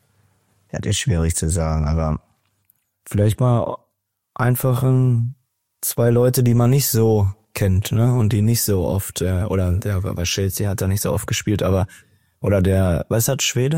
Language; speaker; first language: German; native; German